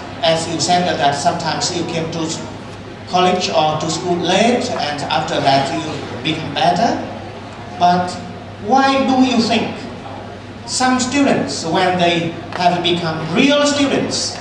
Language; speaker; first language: English; non-native, learner; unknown